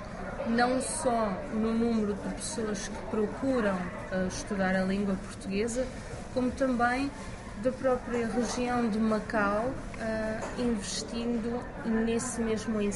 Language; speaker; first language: Portuguese; native; Portuguese